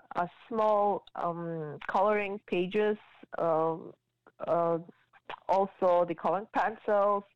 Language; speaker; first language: English; non-native, fluent; Georgian